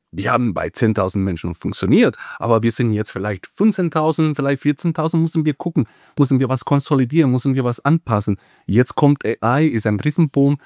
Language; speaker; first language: German; non-native, fluent; Spanish